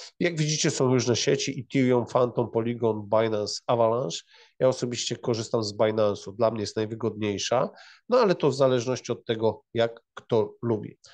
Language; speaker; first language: Polish; native; Polish